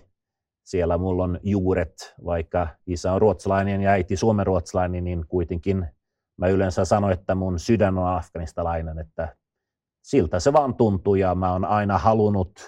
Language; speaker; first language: Finnish; non-native, fluent; Swedish